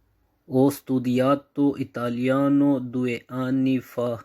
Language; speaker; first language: Italian; non-native, fluent; Urdu